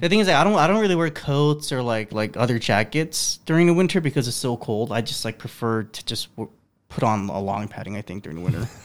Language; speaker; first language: English; early bilingual, other home language; Korean